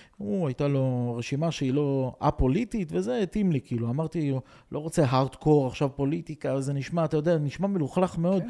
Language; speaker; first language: Hebrew; non-native, fluent; Russian